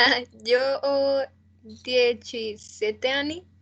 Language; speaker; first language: Italian; non-native, learner; Spanish